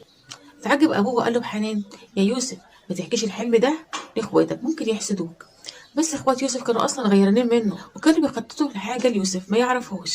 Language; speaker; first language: Arabic; native; Arabic